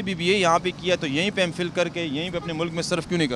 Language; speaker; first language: Urdu; native; Urdu